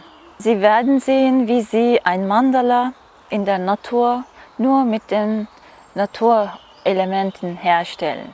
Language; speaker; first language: German; non-native, learner; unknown